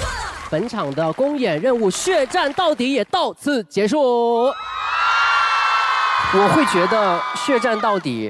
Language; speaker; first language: Chinese; native; Chinese